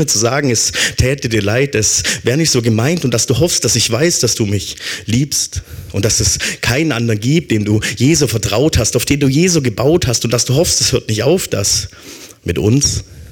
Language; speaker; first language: German; native; German